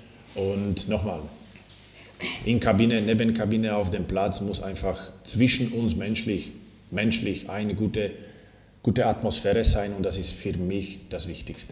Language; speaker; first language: German; non-native, fluent; Slovak